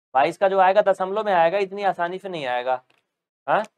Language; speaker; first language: Hindi; native; Hindi